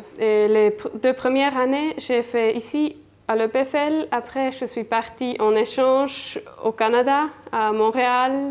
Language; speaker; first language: French; non-native, local second language; German